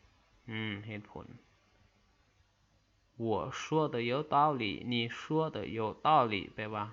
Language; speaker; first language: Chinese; non-native, fluent; Lao